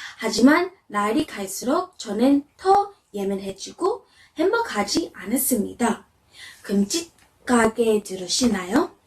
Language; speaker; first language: Korean; non-native, fluent; English